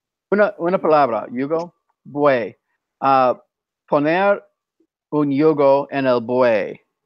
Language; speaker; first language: Spanish; non-native, fluent; English